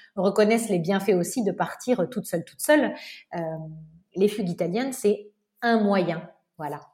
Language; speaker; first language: French; native; French